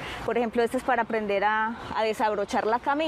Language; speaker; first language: Spanish; native; Spanish